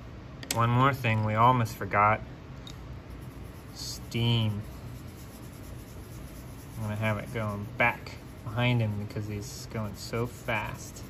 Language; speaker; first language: English; native; English